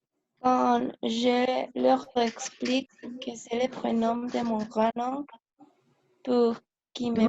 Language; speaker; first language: French; non-native, learner; Spanish